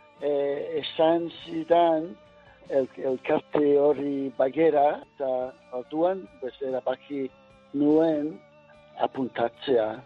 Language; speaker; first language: Basque; non-native, learner; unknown